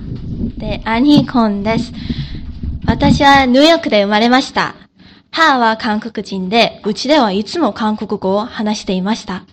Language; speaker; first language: Japanese; non-native, learner; Korean